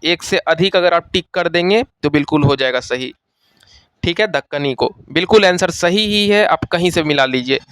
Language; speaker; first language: Hindi; native; Hindi